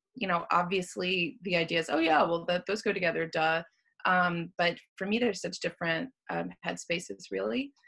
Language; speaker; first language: English; native; English